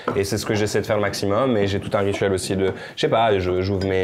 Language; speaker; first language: French; native; French